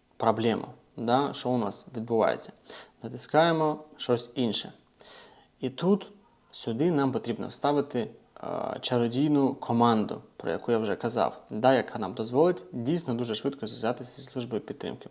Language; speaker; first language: Ukrainian; non-native, local second language; Russian